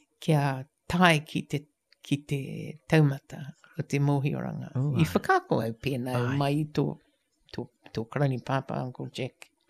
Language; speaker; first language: Māori; native; Māori